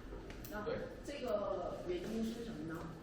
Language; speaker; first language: Chinese; non-native, fluent; Korean